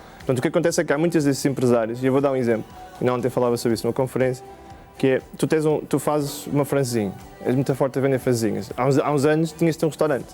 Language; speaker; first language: Portuguese; native; Portuguese